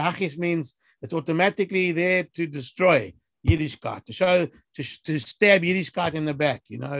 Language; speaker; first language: English; native; English